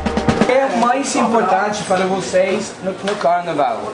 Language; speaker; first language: Portuguese; non-native, fluent; English